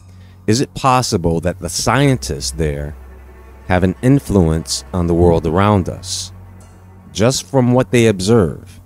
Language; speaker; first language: English; native; English